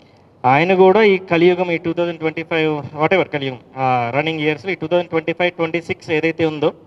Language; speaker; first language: Telugu; native; Telugu